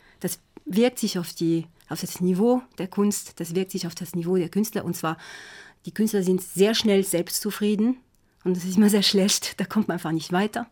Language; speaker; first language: German; non-native, fluent; French